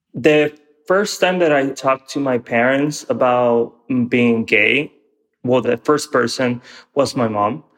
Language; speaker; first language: English; non-native, fluent; Spanish